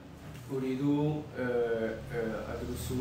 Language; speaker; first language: Arabic; non-native, learner; Spanish